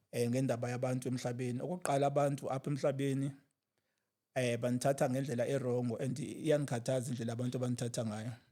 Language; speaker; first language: Zulu; native; Zulu